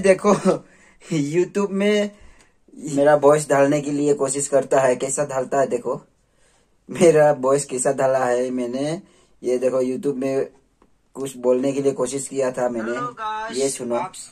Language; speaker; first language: Hindi; non-native, local second language; Manipuri